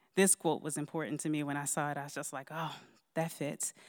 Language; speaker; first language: English; native; English